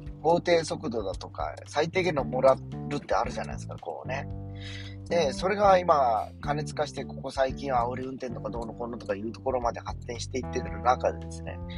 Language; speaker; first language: Japanese; native; Japanese